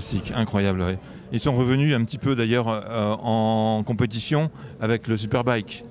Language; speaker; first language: French; native; French